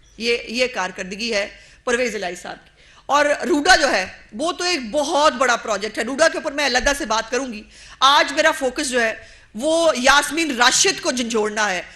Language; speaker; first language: Urdu; non-native, local second language; Punjabi